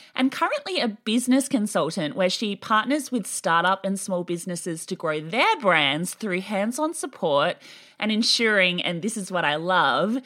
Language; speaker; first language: English; native; English